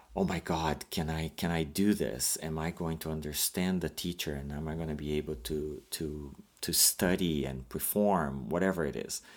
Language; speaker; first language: English; non-native, fluent; Portuguese